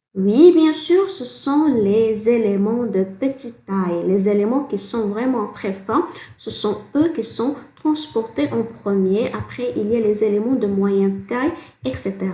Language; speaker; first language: French; non-native, local second language; Arabic